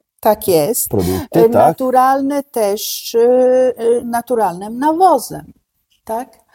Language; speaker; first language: Polish; non-native, fluent; Italian